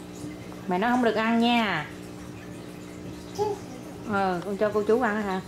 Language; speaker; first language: Vietnamese; native; Vietnamese